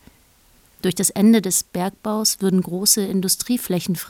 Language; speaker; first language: German; native; German